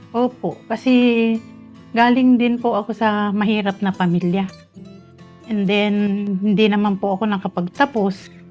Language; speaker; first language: Filipino; non-native, local second language; Iloko